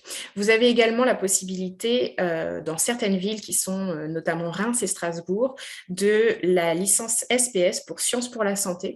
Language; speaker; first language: French; native; French